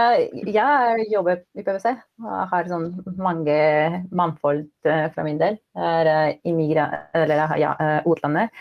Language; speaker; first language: Norwegian; non-native, fluent; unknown